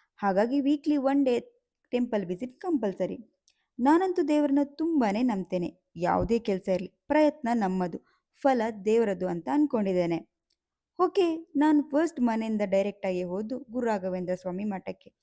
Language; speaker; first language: Kannada; non-native, local second language; Tulu